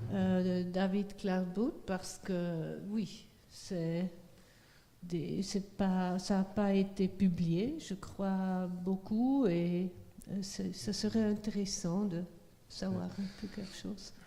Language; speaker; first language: French; non-native, fluent; Swiss German